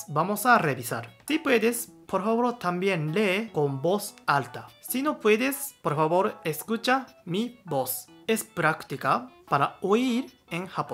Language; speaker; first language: Spanish; non-native, learner; Japanese